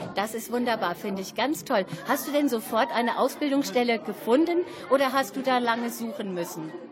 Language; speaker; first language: German; native; German